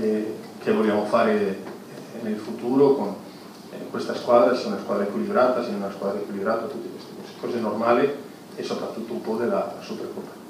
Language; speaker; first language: Italian; non-native, fluent; Spanish